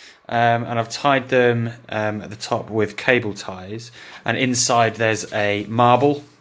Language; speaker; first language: English; native; English